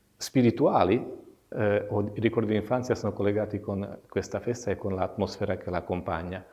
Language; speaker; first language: Italian; non-native, fluent; Slovak